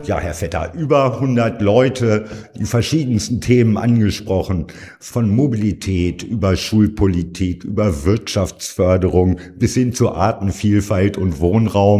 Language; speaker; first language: German; native; German